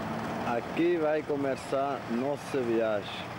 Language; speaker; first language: Portuguese; non-native, learner; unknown